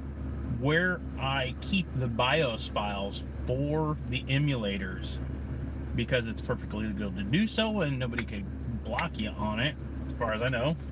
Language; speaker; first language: English; native; English